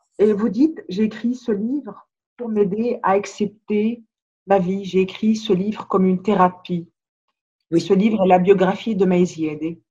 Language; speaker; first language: French; non-native, local second language; Arabic